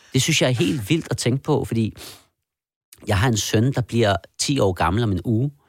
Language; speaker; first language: Danish; early bilingual, other home language; Persian